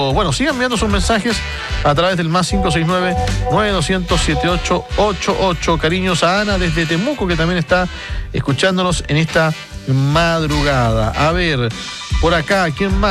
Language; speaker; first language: Spanish; native; Spanish